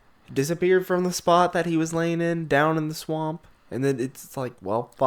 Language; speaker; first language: English; native; English